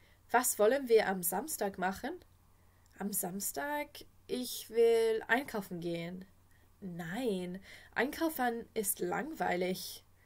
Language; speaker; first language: German; non-native, fluent; English